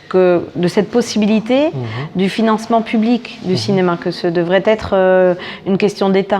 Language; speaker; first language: French; native; French